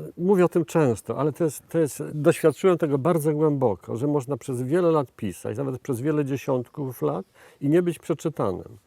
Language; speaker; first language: Polish; native; Polish